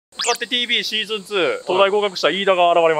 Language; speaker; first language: Japanese; native; Japanese